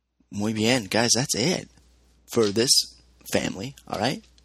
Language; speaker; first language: English; native; English